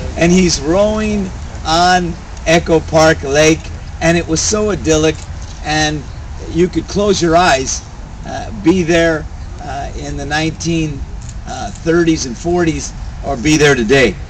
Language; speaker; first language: English; native; English